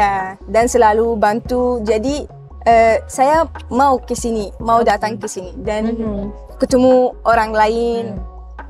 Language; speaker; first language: Indonesian; non-native, learner; Arabic